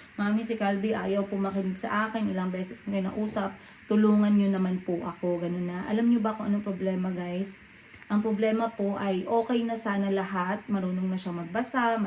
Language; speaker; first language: Filipino; non-native, local second language; Cebuano